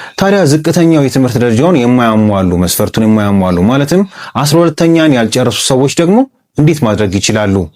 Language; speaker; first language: Amharic; native; Amharic